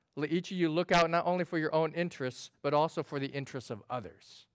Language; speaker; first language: English; native; English